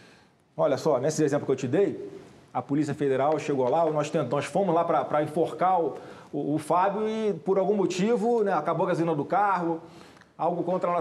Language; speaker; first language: Portuguese; native; Portuguese